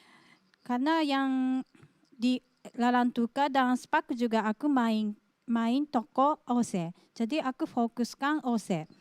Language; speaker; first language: Indonesian; non-native, fluent; Japanese